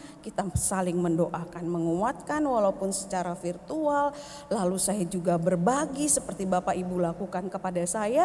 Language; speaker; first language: Indonesian; native; Indonesian